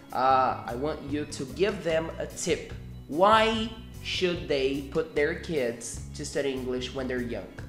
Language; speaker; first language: English; non-native, fluent; Portuguese